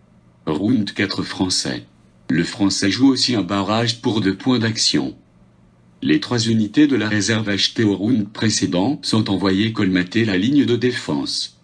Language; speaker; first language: French; native; French